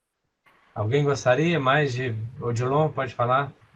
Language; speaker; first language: Portuguese; native; Portuguese